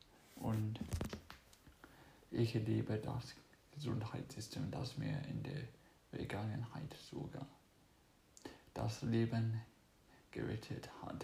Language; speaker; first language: German; non-native, fluent; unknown